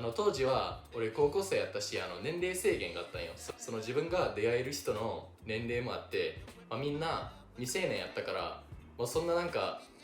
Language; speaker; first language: Japanese; non-native, fluent; English